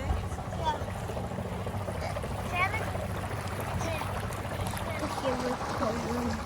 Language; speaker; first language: Dutch; early bilingual, other home language; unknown